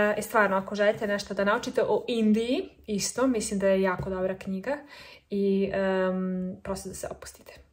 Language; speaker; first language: Serbian; early bilingual, heritage; Serbian